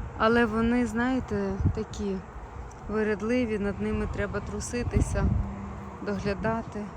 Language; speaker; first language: Ukrainian; non-native, local second language; Russian